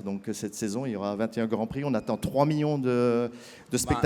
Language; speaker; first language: French; native; French